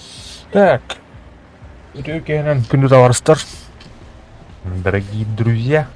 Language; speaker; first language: Russian; non-native, local second language; Yakut